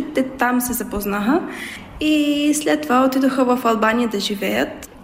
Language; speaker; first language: Bulgarian; early bilingual, heritage; Bulgarian